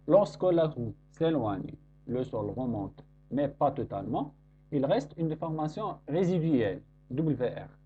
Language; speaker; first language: French; non-native, local second language; Arabic